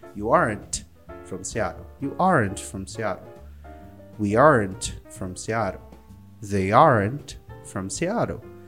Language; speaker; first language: English; non-native, fluent; Portuguese